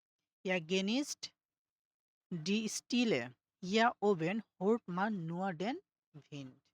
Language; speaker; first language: German; non-native, learner; Bangla